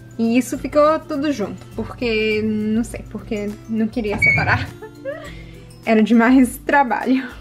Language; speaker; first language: Portuguese; early bilingual, heritage; Portuguese